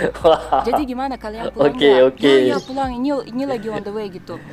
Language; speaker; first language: Indonesian; non-native, fluent; Russian